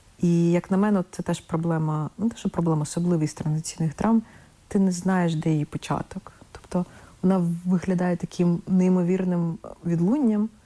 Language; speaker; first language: Ukrainian; non-native, local second language; Russian